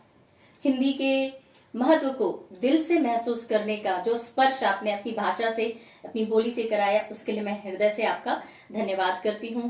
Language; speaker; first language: Hindi; native; Hindi